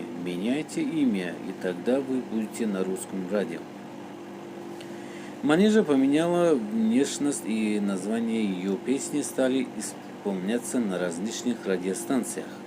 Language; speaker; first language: Russian; non-native, local second language; Tajik